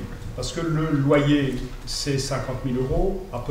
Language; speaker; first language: French; native; French